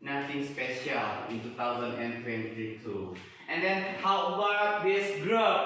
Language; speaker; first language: English; non-native, fluent; Indonesian